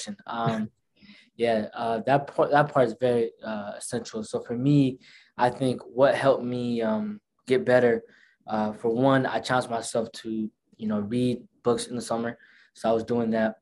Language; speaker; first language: English; early bilingual, other home language; Somali